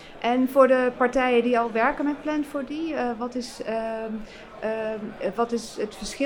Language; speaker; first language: Dutch; native; Dutch